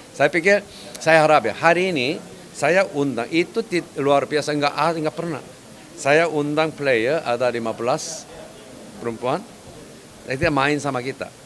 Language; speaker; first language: Indonesian; non-native, fluent; Korean